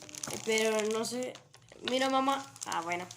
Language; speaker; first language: Spanish; native; Spanish